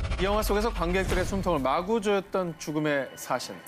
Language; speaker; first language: Korean; native; Korean